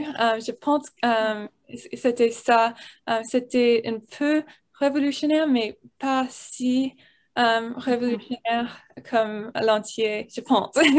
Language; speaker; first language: French; non-native, learner; English